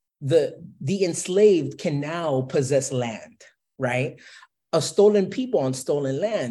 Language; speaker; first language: English; early bilingual, other home language; Spanish